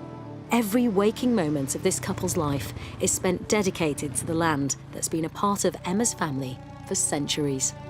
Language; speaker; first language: English; native; English